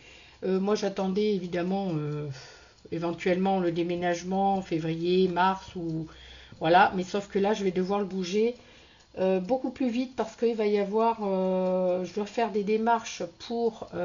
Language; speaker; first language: French; native; French